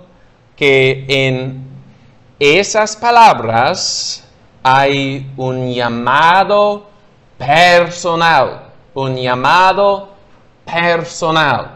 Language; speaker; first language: Spanish; non-native, fluent; English